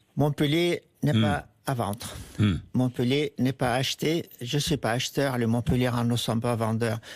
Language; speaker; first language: French; non-native, fluent; Arabic